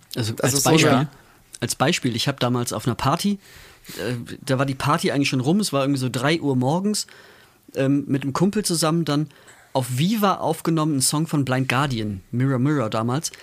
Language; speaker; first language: German; native; German